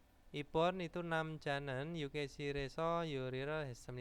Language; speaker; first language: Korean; non-native, fluent; Indonesian